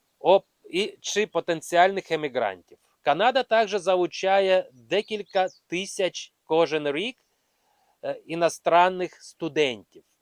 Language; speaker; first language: Ukrainian; non-native, local second language; Russian